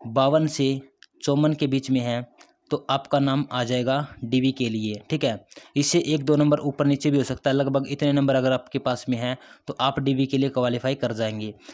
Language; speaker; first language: Hindi; native; Hindi